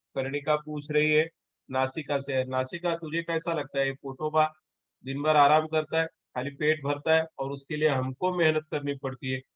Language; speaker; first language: Hindi; non-native, local second language; Marathi